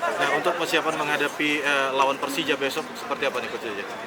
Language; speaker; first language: Indonesian; native; Indonesian